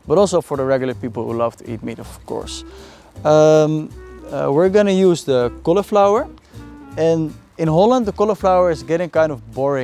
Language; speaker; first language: English; non-native, fluent; Dutch